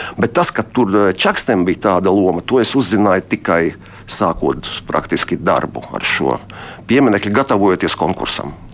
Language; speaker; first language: Latvian; non-native, local second language; Russian